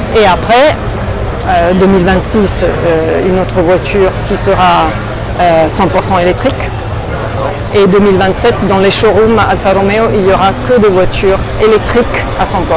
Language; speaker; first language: French; non-native, fluent; Italian